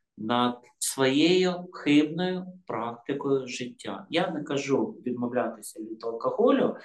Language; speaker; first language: Ukrainian; non-native, local second language; Russian